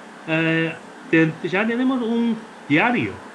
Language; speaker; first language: Spanish; non-native, fluent; Chinese